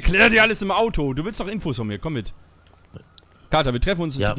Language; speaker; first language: German; native; German